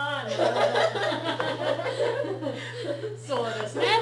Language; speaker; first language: Japanese; non-native, fluent; English